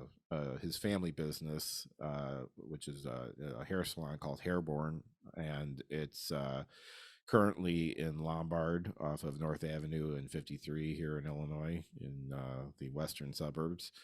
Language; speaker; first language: English; native; English